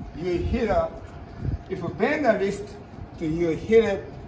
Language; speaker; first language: English; non-native, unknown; Japanese